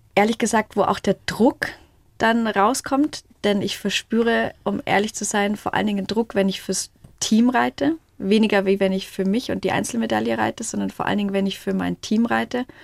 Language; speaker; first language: German; native; German